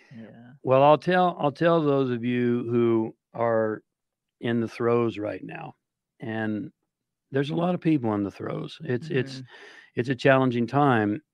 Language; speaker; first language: English; native; English